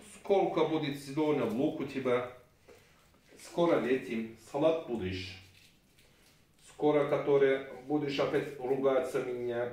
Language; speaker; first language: Russian; non-native, learner; Turkish